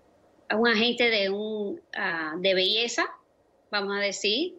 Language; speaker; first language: Spanish; early bilingual, other home language; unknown